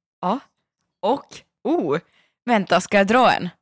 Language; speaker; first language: Swedish; native; Swedish